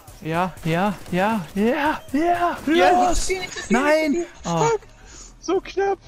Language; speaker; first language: German; native; German